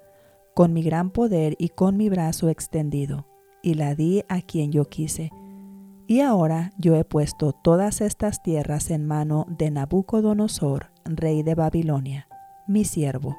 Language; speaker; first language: Spanish; native; Spanish